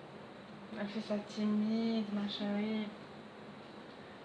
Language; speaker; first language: French; native; French